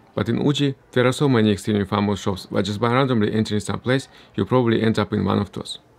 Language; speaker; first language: English; early bilingual, other home language; Estonian